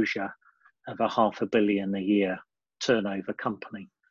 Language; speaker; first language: English; native; English